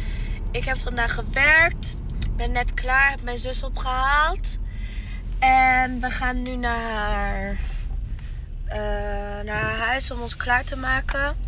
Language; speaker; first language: Dutch; early bilingual, other home language; Persian